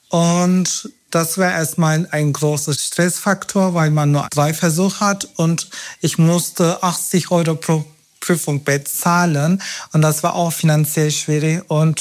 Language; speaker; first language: German; non-native, fluent; Turkish